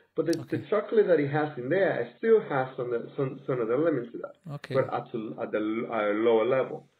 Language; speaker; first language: English; native; English